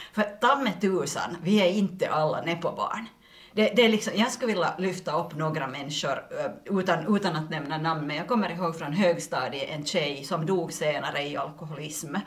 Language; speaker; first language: Swedish; native; Swedish